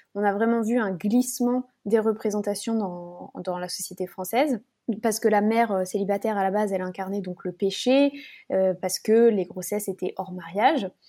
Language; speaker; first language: French; native; French